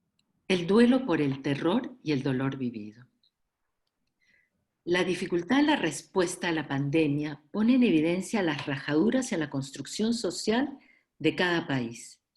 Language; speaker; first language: Spanish; native; Spanish